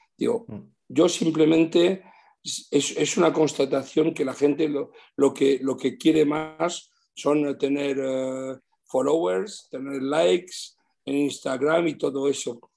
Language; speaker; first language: Spanish; early bilingual, heritage; Spanish